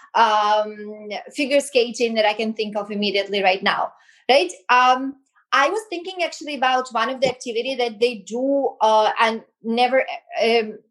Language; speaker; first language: English; non-native, fluent; Belarusian